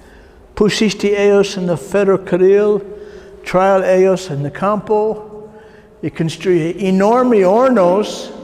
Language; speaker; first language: Spanish; non-native, learner; English